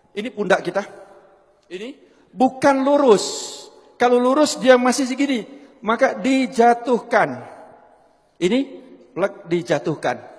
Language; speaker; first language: Indonesian; non-native, local second language; Javanese